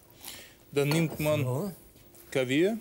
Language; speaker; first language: German; non-native, learner; Russian